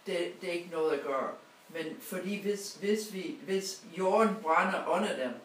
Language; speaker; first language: Danish; non-native, fluent; English